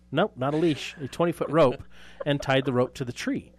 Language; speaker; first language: English; native; English